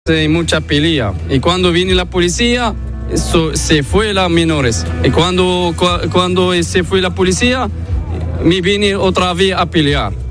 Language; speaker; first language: Spanish; non-native, learner; Arabic